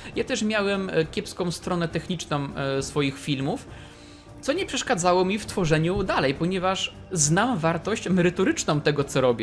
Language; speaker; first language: Polish; native; Polish